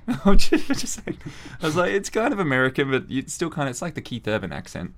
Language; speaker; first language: English; native; English